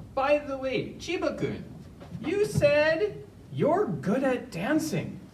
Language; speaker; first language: English; native; English